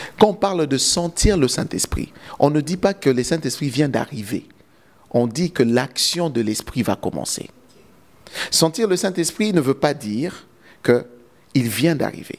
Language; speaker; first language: French; non-native, local second language; Lingala